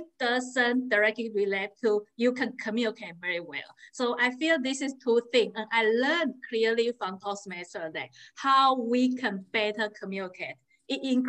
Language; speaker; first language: English; non-native, fluent; Chinese